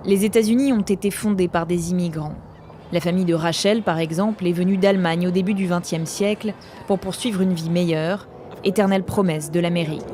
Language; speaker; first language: French; native; French